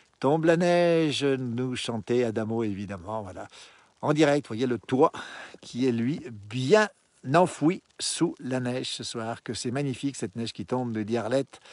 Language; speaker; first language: French; native; French